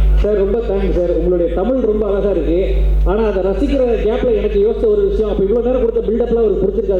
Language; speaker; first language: Tamil; native; Tamil